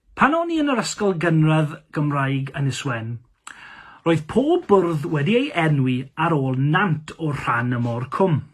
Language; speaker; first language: Welsh; non-native, local second language; English